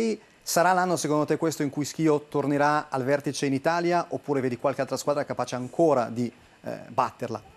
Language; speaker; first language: Italian; native; Italian